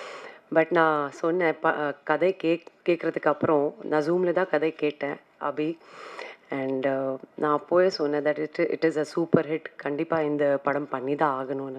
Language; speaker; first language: Tamil; non-native, fluent; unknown